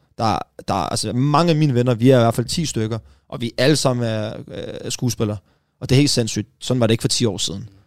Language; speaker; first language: Danish; early bilingual, other home language; Persian